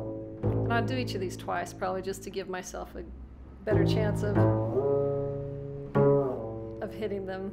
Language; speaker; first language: English; native; English